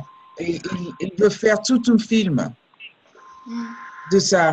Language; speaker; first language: French; non-native, fluent; English